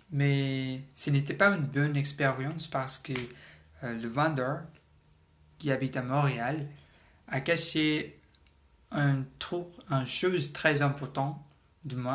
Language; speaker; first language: French; non-native, learner; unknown